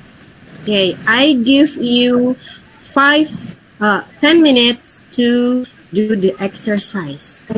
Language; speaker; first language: English; non-native, fluent; Indonesian